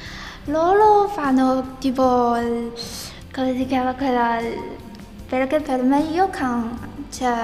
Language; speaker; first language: Italian; non-native, learner; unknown